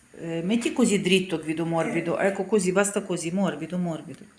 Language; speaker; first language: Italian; non-native, learner; Ukrainian